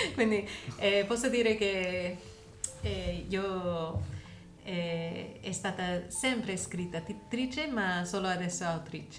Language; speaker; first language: Italian; non-native, learner; English